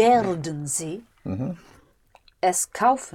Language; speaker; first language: German; non-native, learner; English